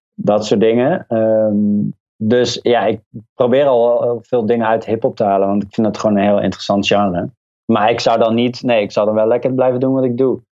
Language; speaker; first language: Dutch; native; Dutch